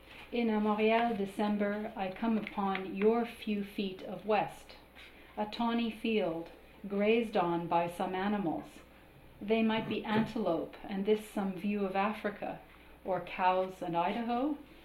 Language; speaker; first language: English; native; English